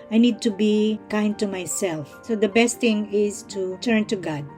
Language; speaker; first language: English; non-native, local second language; Filipino